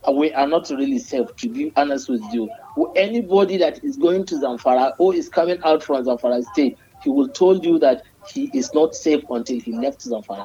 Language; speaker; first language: English; non-native, local second language; Hausa